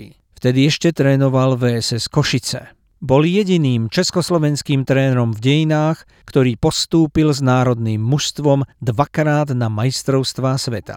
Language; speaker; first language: Slovak; native; Slovak